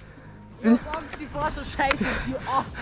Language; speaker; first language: German; native; German